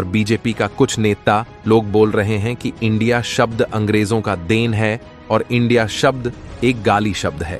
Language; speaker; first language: Hindi; native; Hindi